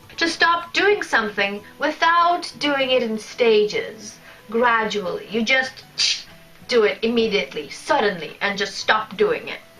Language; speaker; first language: English; non-native, fluent; Polish